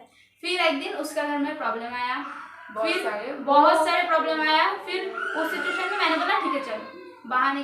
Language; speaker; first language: Hindi; non-native, local second language; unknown